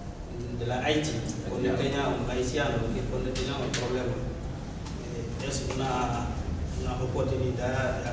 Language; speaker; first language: Spanish; non-native, learner; Wolof